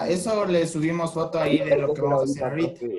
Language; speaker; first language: Spanish; native; Spanish